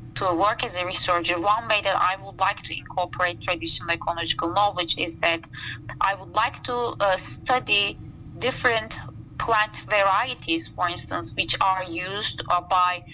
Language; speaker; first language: English; non-native, fluent; Turkish